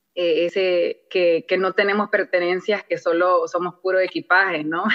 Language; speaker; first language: Spanish; early bilingual, other home language; English